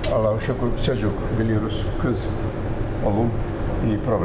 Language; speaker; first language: Turkish; non-native, learner; Bosnian